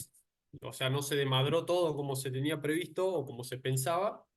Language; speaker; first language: Spanish; native; Spanish